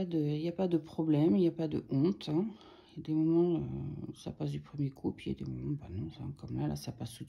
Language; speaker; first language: French; native; French